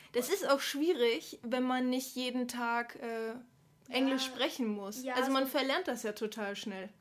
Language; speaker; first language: German; native; German